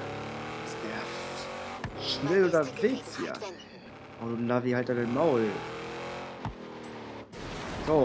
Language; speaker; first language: German; native; German